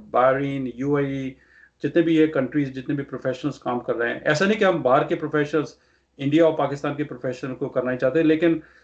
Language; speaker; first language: Hindi; non-native, local second language; Punjabi